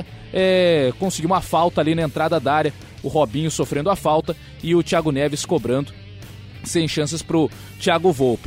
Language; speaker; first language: Portuguese; native; Portuguese